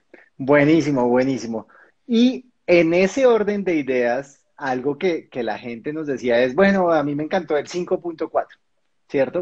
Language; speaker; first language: Spanish; native; Spanish